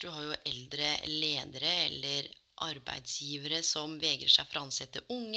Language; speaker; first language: Norwegian; native; Norwegian